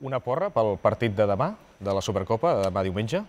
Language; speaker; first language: Catalan; native; Catalan